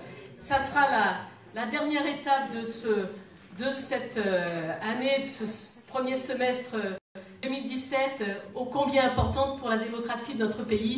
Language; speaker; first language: French; native; French